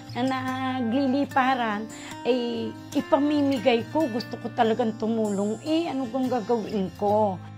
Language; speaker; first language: Filipino; native; Filipino